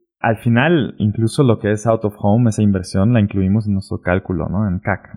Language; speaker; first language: Spanish; early bilingual, heritage; German